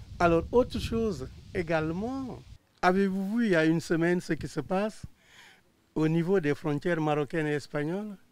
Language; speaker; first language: French; non-native, local second language; Wolof